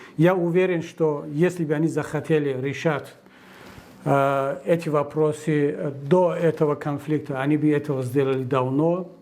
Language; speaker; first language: Russian; non-native, local second language; Tajik